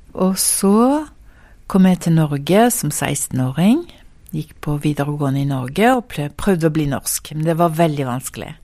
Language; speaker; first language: Norwegian; early bilingual, heritage; Norwegian